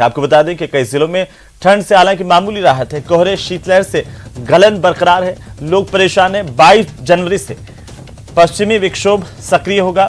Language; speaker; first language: Hindi; native; Hindi